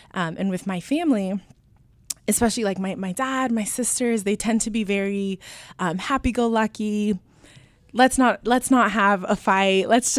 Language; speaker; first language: English; early bilingual, other home language; Spanish